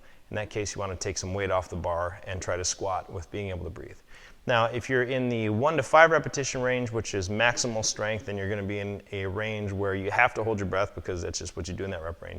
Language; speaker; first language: English; native; English